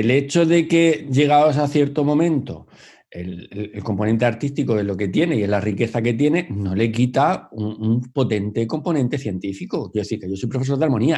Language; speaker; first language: Spanish; native; Spanish